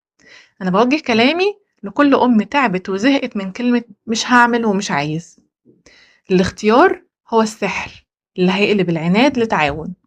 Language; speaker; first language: Arabic; native; Arabic